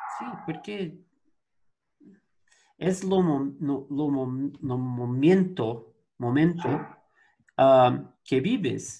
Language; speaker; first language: Spanish; non-native, learner; Portuguese